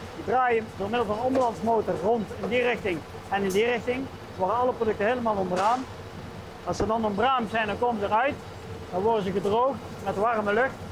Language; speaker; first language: Dutch; native; Dutch